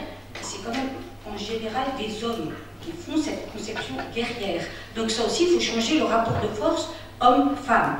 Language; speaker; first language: French; native; French